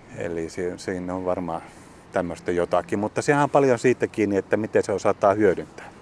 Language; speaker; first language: Finnish; native; Finnish